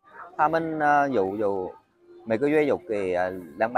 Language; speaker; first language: Chinese; non-native, fluent; Vietnamese